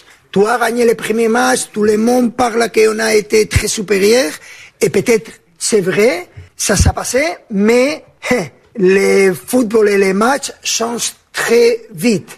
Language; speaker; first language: French; non-native, learner; Spanish